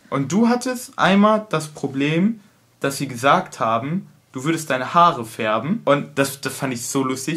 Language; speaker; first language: German; native; German